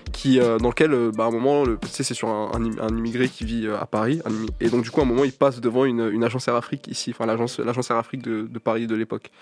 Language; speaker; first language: French; native; French